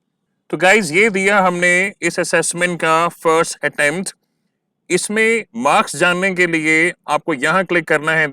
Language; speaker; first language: Hindi; native; Hindi